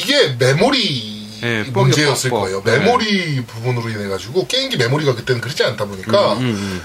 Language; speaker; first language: Korean; native; Korean